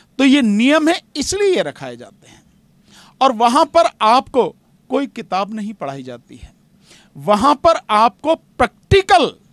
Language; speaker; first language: Hindi; native; Hindi